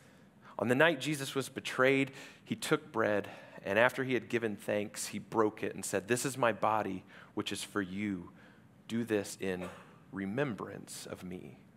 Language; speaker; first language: English; native; English